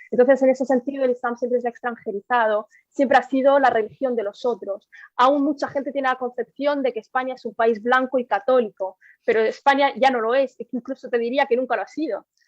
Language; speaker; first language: Spanish; early bilingual, other home language; Arabic